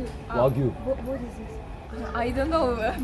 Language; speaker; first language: English; non-native, learner; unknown